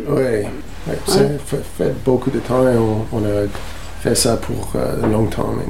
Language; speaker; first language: French; non-native, learner; English